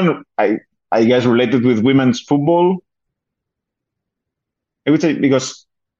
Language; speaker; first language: English; non-native, fluent; Spanish